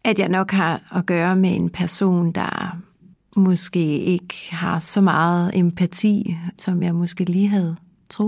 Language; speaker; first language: Danish; native; Danish